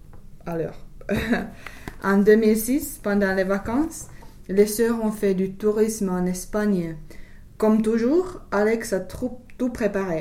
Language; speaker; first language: French; non-native, learner; English